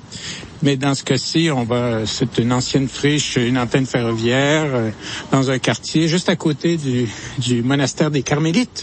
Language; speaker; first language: French; native; French